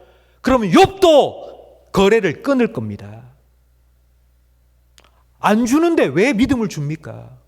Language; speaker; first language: Korean; native; Korean